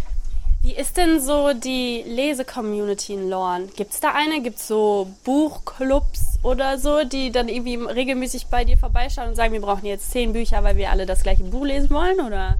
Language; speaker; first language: German; native; German